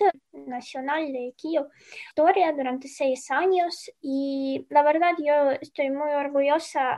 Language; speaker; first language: Spanish; non-native, fluent; Ukrainian